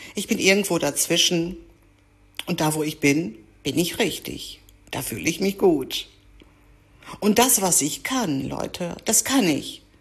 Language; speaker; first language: German; early bilingual, other home language; Greek